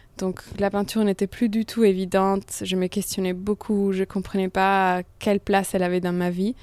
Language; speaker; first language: French; non-native, fluent; Italian